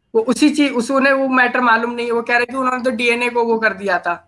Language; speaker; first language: Hindi; native; Hindi